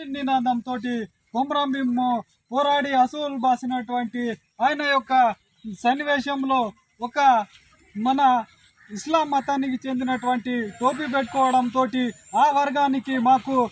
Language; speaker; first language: Telugu; non-native, local second language; Gondi